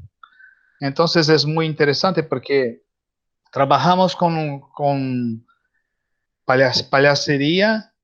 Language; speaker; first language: Spanish; non-native, learner; Portuguese